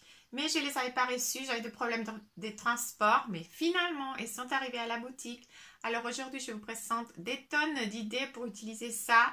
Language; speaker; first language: French; non-native, fluent; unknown